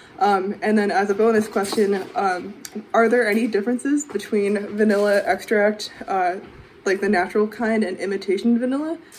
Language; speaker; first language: English; native; English